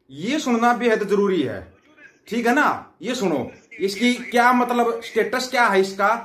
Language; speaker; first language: Hindi; native; Hindi